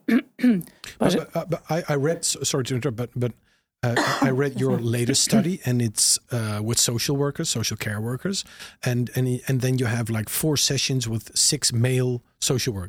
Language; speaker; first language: English; non-native, fluent; Dutch